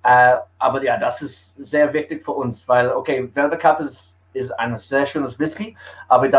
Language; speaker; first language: German; early bilingual, heritage; English